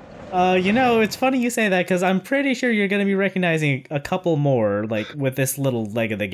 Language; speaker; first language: English; native; English